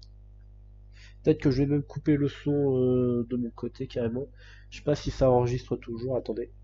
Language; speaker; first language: French; native; French